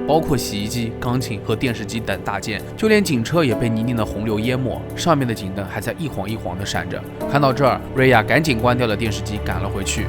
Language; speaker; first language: Chinese; native; Chinese